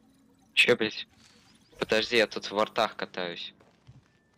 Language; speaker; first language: Russian; native; Russian